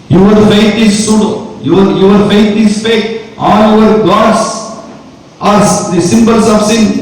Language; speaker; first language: English; non-native, local second language; Tamil